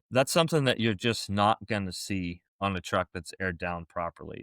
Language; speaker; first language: English; native; English